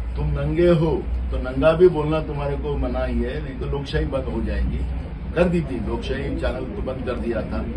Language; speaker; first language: Hindi; non-native, local second language; Marathi